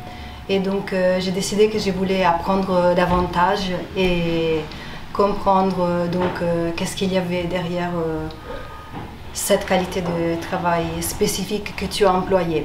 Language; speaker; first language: French; non-native, fluent; Italian